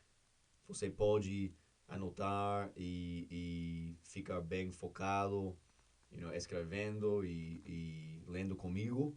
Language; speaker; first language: Portuguese; non-native, learner; English